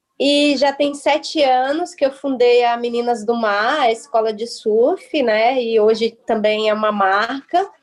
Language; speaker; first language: Portuguese; native; Portuguese